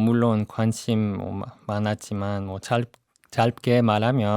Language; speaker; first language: Korean; non-native, fluent; English